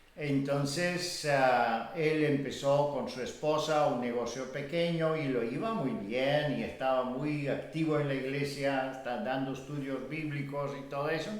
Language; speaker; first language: Spanish; non-native, fluent; Bulgarian